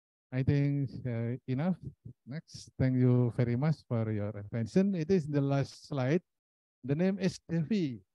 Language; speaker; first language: English; non-native, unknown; Indonesian